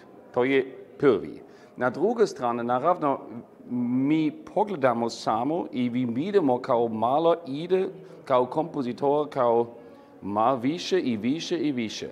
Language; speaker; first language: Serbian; non-native, learner; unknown